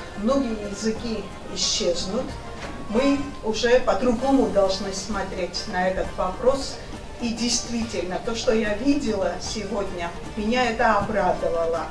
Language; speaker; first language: Russian; non-native, fluent; Georgian